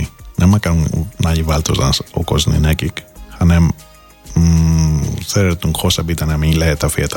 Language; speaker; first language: Hungarian; non-native, fluent; Greek